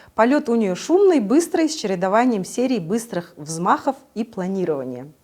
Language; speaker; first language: Russian; non-native, local second language; Kazakh